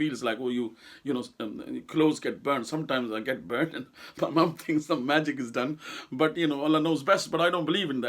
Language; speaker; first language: English; non-native, local second language; Urdu